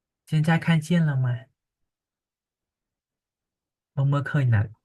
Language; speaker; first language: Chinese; non-native, fluent; Khmer